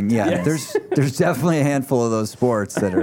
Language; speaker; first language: English; native; English